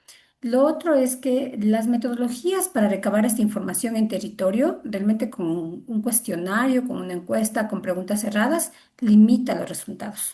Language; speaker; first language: Spanish; native; Spanish